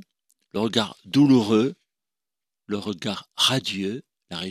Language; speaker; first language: French; native; French